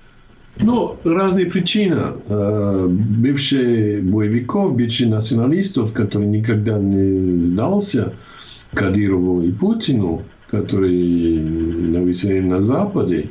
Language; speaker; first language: Russian; non-native, fluent; English